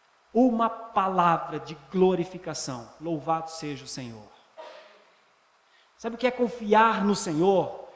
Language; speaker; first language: Portuguese; native; Portuguese